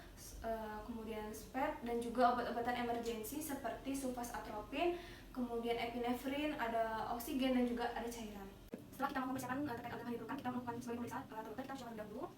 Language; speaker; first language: Indonesian; native; Indonesian